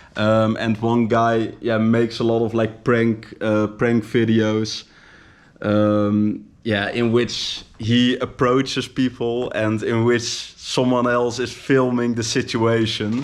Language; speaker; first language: English; non-native, fluent; Dutch